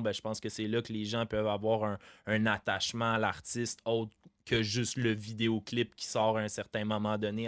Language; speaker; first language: French; native; French